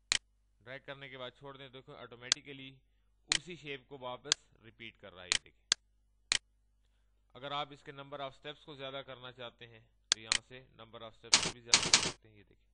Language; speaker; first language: Urdu; native; Urdu